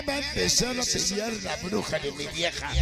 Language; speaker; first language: Spanish; native; Spanish